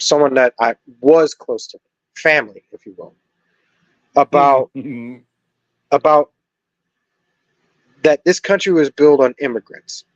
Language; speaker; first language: English; native; English